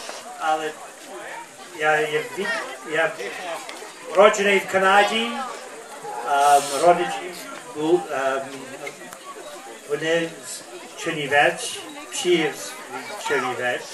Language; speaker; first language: Ukrainian; early bilingual, heritage; Ukrainian